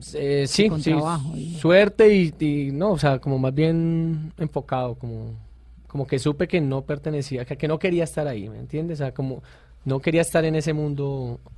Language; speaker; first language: Spanish; native; Spanish